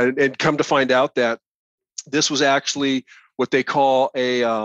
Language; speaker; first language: English; native; English